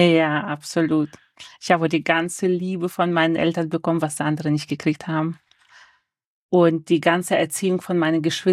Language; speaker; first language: German; early bilingual, other home language; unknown